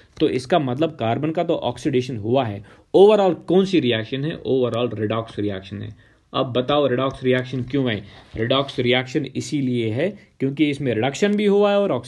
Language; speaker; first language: Hindi; non-native, local second language; Kashmiri